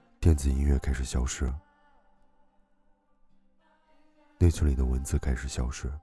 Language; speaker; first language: Chinese; native; Chinese